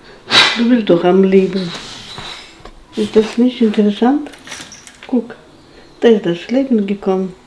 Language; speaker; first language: German; non-native, fluent; Russian